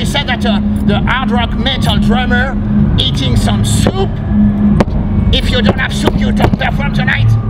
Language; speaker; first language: English; non-native, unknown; French